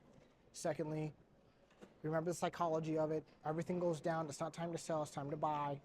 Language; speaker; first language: English; native; English